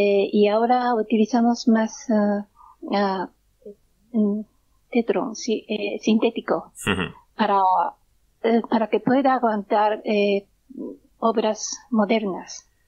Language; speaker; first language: Spanish; non-native, learner; Japanese